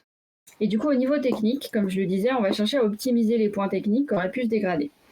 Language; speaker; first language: French; native; French